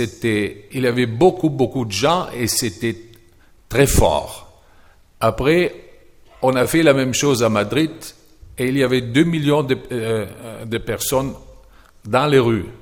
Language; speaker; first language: French; non-native, fluent; German